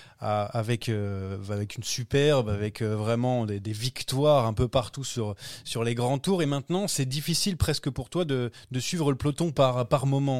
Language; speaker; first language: French; native; French